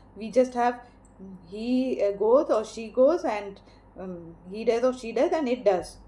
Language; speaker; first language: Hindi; non-native, local second language; English